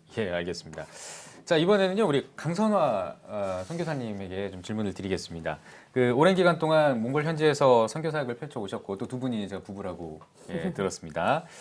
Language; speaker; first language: Korean; native; Korean